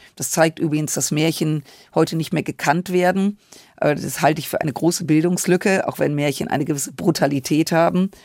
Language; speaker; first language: German; native; German